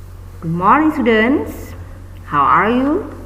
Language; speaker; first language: English; non-native, fluent; Indonesian